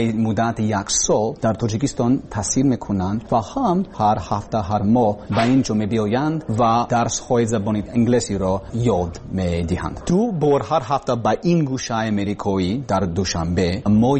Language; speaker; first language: Persian; non-native, learner; English